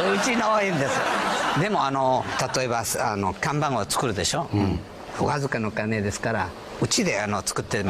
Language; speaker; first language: Japanese; early bilingual, heritage; Spanish